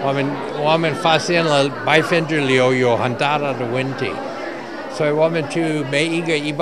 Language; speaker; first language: Chinese; non-native, fluent; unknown